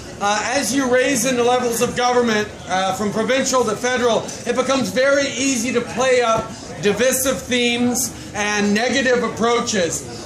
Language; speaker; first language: English; early bilingual, other home language; French